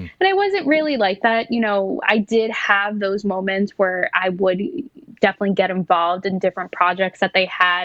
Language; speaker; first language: English; native; English